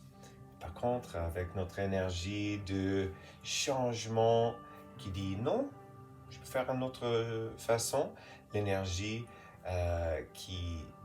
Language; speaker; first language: French; non-native, fluent; English